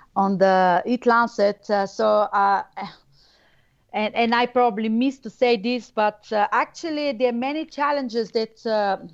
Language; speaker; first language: English; non-native, fluent; Bulgarian